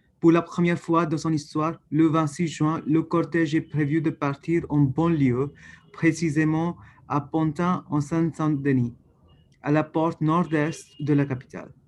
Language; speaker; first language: French; non-native, learner; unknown